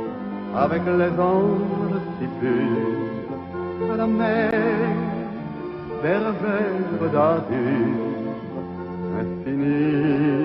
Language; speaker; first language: French; native; French